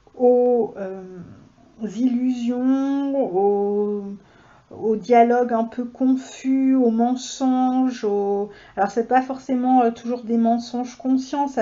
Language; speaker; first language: French; native; French